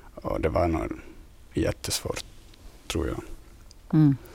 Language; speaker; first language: Swedish; non-native, fluent; Ukrainian